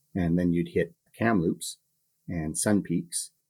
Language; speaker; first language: English; native; English